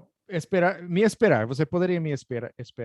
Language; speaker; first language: Portuguese; non-native, fluent; English